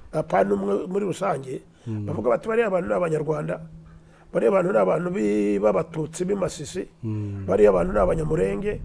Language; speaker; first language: Kinyarwanda; early bilingual, heritage; Kinyarwanda